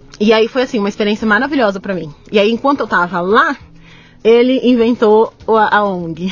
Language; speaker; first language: Portuguese; native; Portuguese